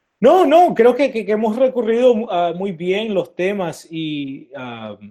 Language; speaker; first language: Spanish; early bilingual, heritage; Spanish